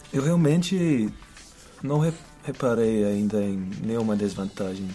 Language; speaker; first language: Portuguese; non-native, fluent; English